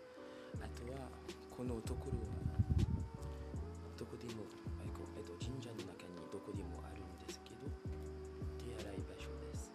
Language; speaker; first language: Japanese; non-native, fluent; French